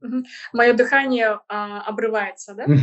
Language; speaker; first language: Russian; native; Russian